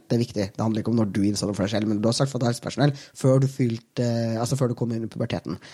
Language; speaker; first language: Norwegian; native; Norwegian